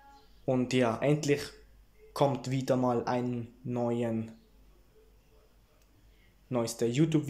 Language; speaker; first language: German; early bilingual, heritage; Italian